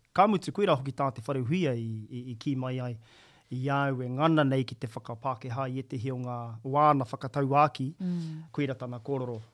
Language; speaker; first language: Māori; native; Māori